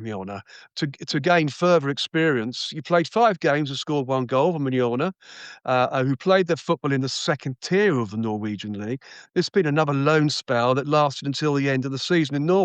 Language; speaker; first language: English; native; English